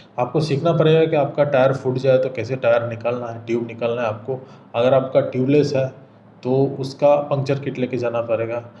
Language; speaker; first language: Hindi; non-native, local second language; Bangla